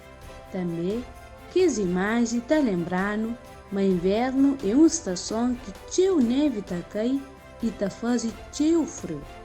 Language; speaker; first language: Portuguese; non-native, local second language; Kabuverdianu